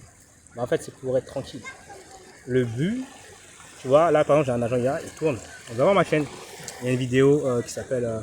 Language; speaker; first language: French; native; French